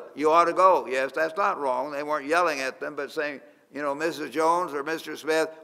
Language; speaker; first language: English; native; English